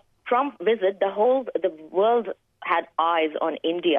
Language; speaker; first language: English; non-native, local second language; Hindi